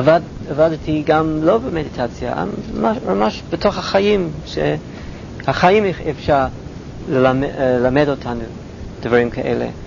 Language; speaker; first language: Hebrew; non-native, fluent; English